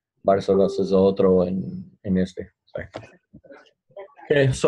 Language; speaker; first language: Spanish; non-native, learner; English